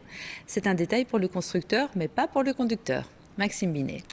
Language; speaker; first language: French; native; French